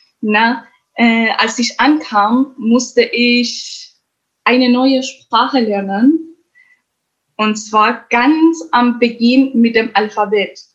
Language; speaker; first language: German; non-native, fluent; Kurdish